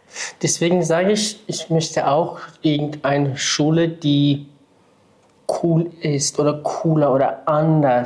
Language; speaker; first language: German; non-native, fluent; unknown